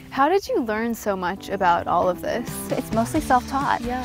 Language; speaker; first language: English; native; English